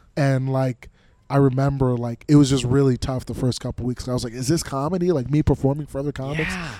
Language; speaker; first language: English; native; English